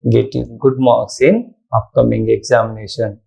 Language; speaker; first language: English; non-native, local second language; Telugu